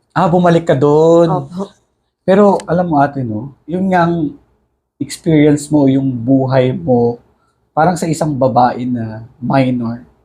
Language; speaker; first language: Filipino; native; Filipino